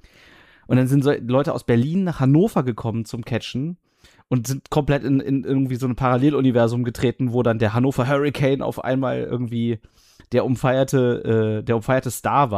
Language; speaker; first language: German; native; German